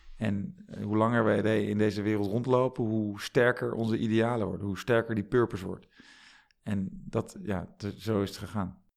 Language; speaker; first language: Dutch; native; Dutch